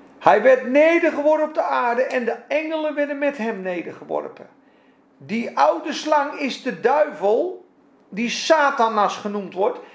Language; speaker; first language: Dutch; non-native, fluent; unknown